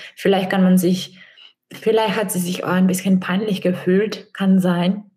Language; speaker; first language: German; non-native, fluent; Czech